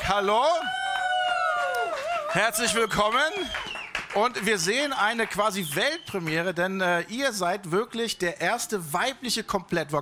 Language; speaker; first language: German; native; German